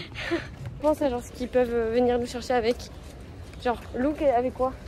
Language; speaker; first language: French; native; French